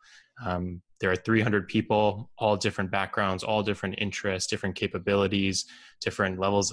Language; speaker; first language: English; native; English